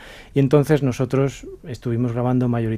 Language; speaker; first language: Spanish; native; Spanish